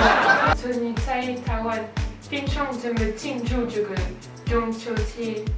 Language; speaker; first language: Chinese; non-native, learner; French